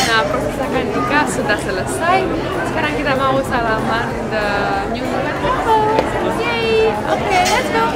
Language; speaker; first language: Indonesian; non-native, fluent; Romanian